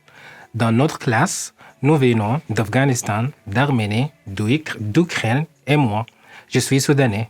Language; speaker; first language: French; non-native, learner; Arabic